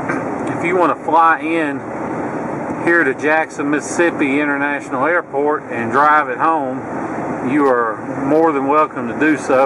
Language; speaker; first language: English; native; English